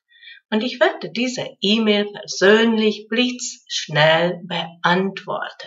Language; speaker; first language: German; non-native, fluent; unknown